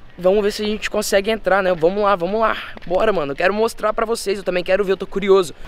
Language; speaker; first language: Portuguese; early bilingual, heritage; Portuguese